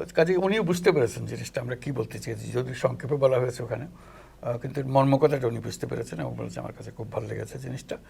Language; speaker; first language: Bangla; native; Bangla